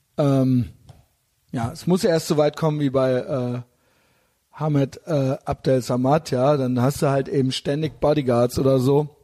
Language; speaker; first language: German; native; German